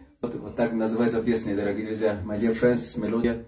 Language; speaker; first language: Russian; non-native, learner; Spanish